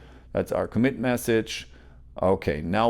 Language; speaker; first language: English; non-native, fluent; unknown